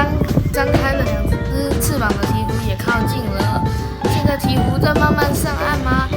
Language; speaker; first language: Chinese; native; Chinese